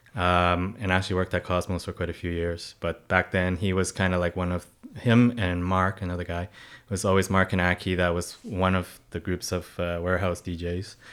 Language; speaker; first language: English; non-native, local second language; Cantonese